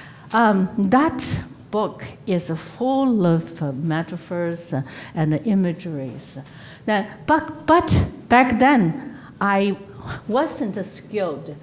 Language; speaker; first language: English; non-native, fluent; Chinese